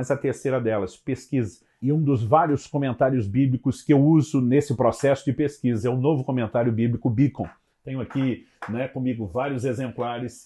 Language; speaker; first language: Portuguese; native; Portuguese